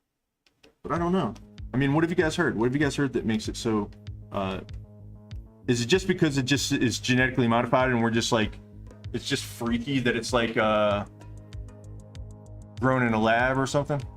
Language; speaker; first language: English; native; English